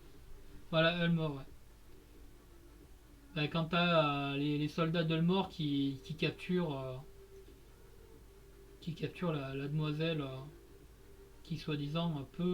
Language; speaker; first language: French; native; French